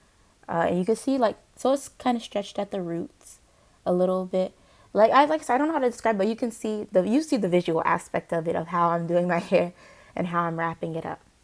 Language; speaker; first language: English; native; English